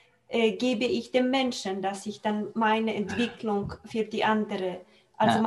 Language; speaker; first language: German; non-native, fluent; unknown